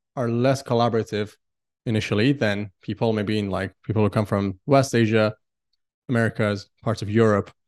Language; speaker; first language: English; non-native, fluent; Persian